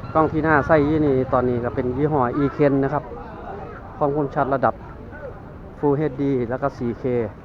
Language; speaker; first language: Thai; native; Thai